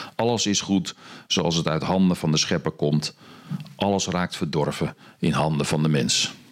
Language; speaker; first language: Dutch; native; Dutch